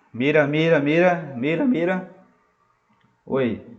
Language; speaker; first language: Spanish; non-native, fluent; Portuguese